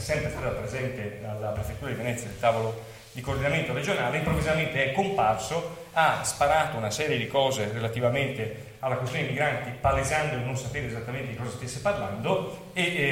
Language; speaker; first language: Italian; native; Italian